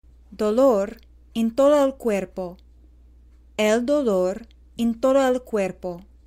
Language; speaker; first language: Spanish; non-native, fluent; English